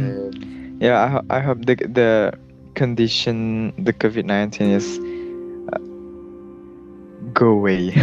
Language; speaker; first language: English; non-native, learner; Indonesian